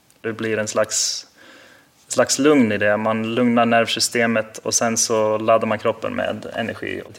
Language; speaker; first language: Swedish; early bilingual, heritage; Swedish